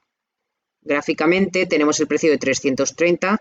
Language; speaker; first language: Spanish; native; Spanish